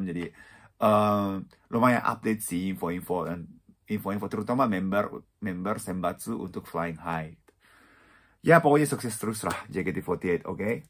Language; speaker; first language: Indonesian; non-native, fluent; Japanese